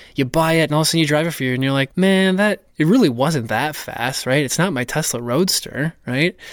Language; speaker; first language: English; native; English